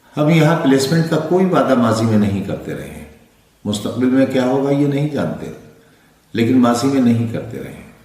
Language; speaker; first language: Urdu; native; Urdu